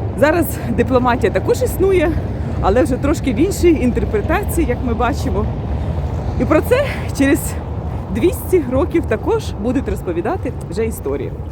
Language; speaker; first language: Ukrainian; native; Ukrainian